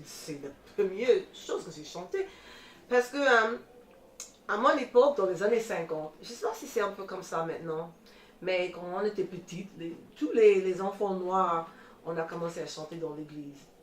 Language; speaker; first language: French; non-native, fluent; English